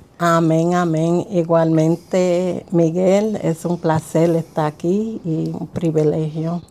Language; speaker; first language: Spanish; early bilingual, heritage; Spanish